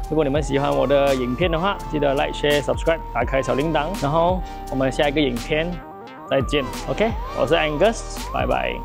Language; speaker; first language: Chinese; native; Chinese